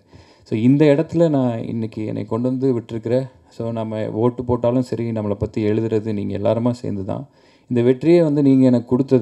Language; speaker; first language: Tamil; native; Tamil